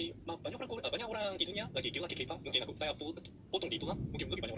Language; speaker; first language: Indonesian; non-native, learner; Korean